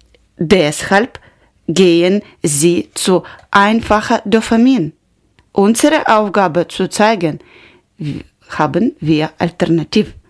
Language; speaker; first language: German; non-native, learner; Ukrainian